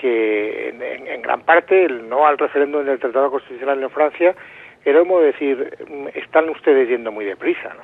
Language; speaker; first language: Spanish; native; Spanish